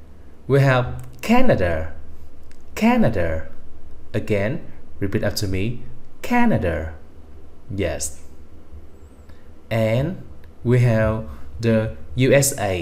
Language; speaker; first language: English; non-native, fluent; Vietnamese